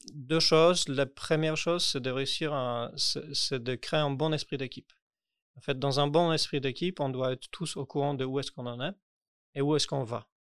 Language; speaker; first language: French; non-native, fluent; Polish